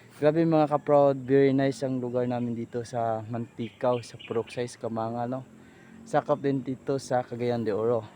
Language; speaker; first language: Filipino; non-native, local second language; Cebuano